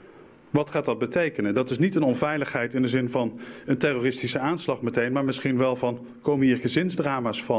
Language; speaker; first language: Dutch; native; Dutch